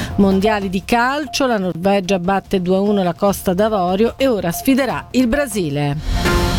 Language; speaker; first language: Italian; native; Italian